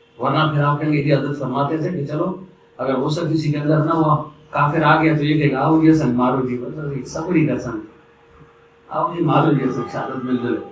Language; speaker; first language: Urdu; non-native, local second language; Pashto